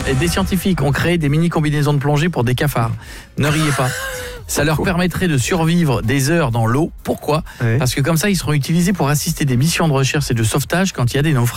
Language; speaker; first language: French; native; French